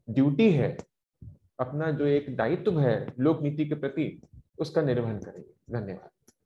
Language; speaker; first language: Hindi; native; Hindi